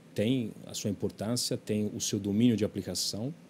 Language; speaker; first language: Portuguese; non-native, fluent; Italian